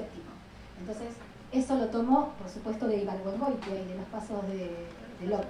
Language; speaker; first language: Spanish; native; Spanish